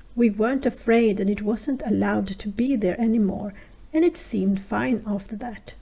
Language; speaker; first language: English; non-native, fluent; Swedish